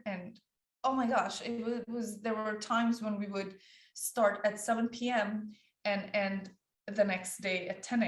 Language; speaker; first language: English; early bilingual, other home language; Persian